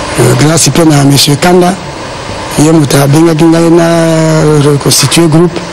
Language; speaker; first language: Lingala; non-native, local second language; Mongo